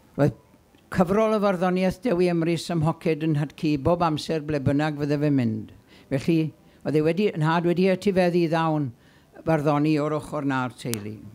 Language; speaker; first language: Welsh; native; Welsh